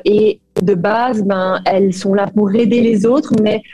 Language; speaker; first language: French; native; French